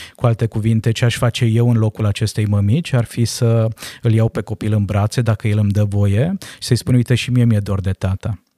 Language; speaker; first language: Romanian; native; Romanian